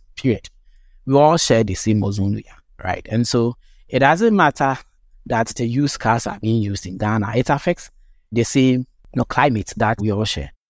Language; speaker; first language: English; non-native, local second language; Akan